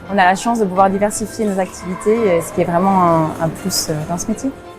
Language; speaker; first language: French; native; French